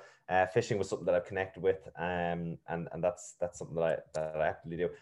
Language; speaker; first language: English; native; English